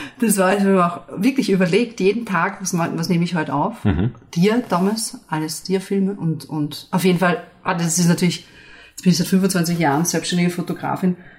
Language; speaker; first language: German; native; German